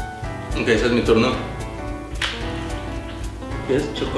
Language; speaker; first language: Spanish; native; Spanish